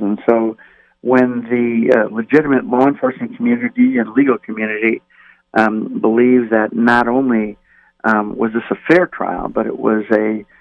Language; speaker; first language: English; native; English